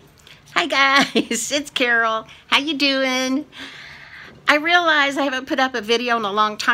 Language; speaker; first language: English; native; English